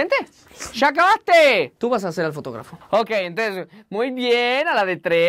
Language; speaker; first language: Spanish; native; Spanish